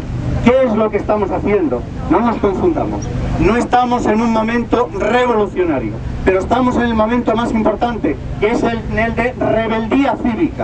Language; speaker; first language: Spanish; native; Spanish